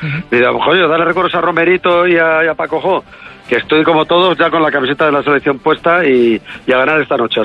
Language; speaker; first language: Spanish; native; Spanish